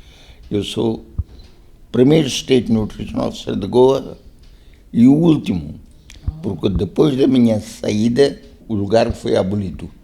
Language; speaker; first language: Portuguese; non-native, local second language; Konkani